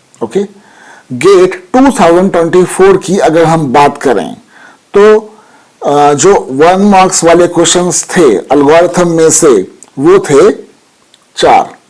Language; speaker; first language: Hindi; native; Hindi